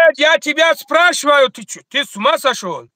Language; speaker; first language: Russian; non-native, learner; Tajik